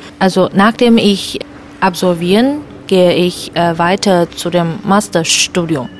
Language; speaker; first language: German; non-native, learner; Chinese